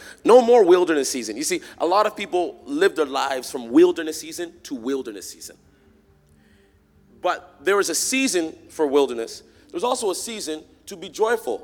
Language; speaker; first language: English; native; English